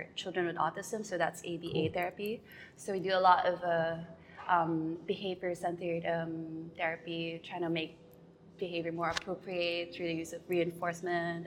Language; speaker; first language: English; non-native, local second language; Filipino